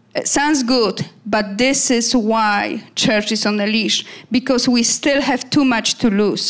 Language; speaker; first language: English; non-native, fluent; Polish